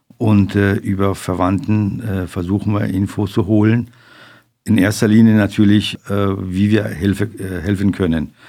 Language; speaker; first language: German; non-native, fluent; Persian